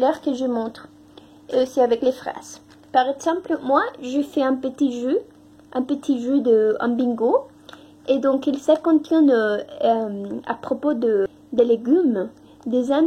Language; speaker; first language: French; non-native, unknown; Spanish